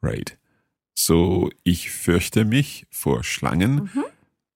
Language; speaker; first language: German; non-native, learner; English